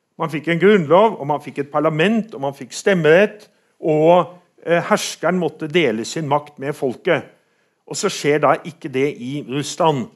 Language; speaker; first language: Norwegian; native; Norwegian